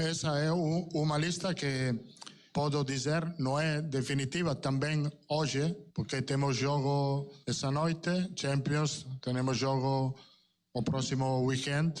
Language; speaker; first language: Portuguese; non-native, fluent; Spanish